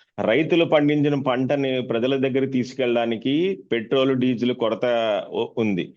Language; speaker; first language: Telugu; native; Telugu